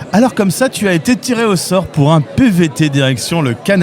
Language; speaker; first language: French; native; French